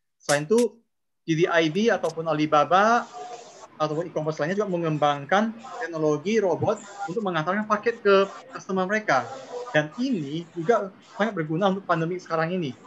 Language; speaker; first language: Indonesian; non-native, local second language; Chinese